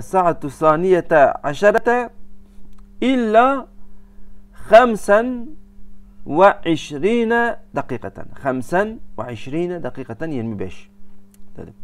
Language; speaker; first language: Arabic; non-native, fluent; Turkish